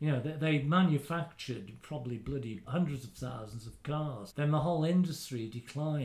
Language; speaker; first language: English; native; English